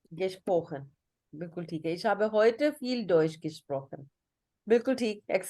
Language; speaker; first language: German; non-native, fluent; Urdu